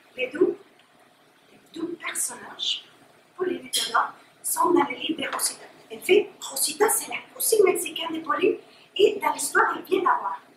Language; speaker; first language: French; non-native, fluent; Spanish